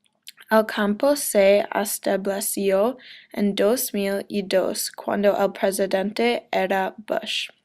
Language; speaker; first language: Spanish; non-native, learner; English